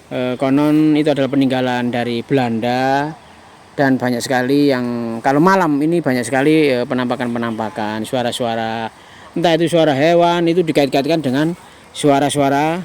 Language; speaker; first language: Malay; non-native, local second language; Javanese